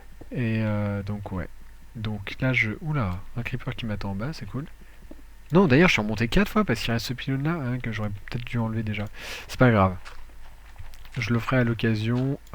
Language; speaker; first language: French; native; French